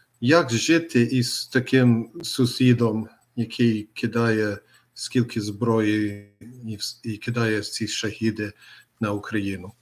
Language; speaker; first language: Ukrainian; early bilingual, heritage; Ukrainian